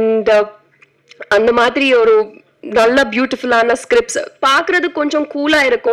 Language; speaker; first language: Tamil; non-native, learner; Telugu